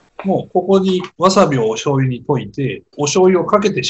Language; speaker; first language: Japanese; native; Japanese